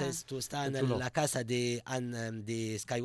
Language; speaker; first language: Spanish; non-native, fluent; Arabic